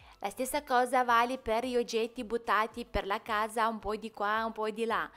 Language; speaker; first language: Italian; non-native, fluent; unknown